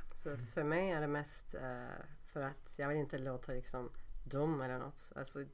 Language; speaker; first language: Swedish; non-native, fluent; Turkish